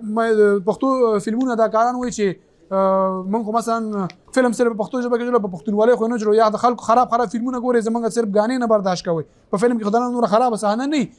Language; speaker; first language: Pashto; native; Pashto